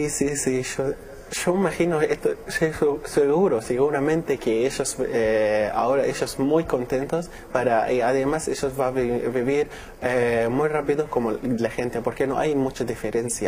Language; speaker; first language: Spanish; non-native, learner; Arabic